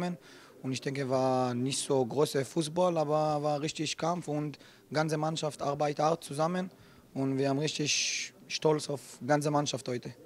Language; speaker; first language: German; non-native, learner; Hebrew